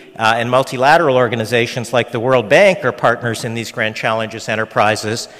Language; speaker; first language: English; early bilingual, other home language; Hungarian